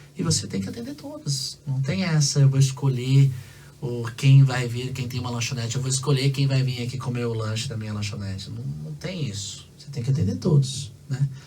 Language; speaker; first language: Portuguese; native; Portuguese